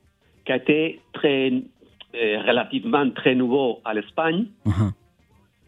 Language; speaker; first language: French; non-native, learner; Spanish